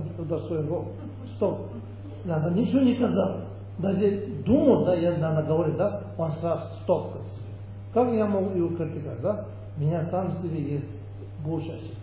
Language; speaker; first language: Russian; non-native, learner; Tibetan